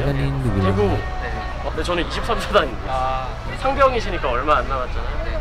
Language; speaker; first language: Korean; native; Korean